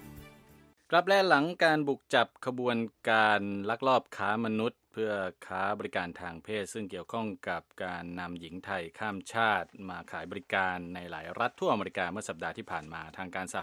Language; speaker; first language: Thai; native; Thai